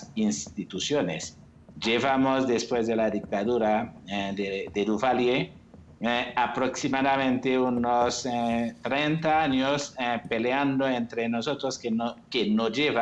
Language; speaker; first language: Spanish; non-native, fluent; Haitian Creole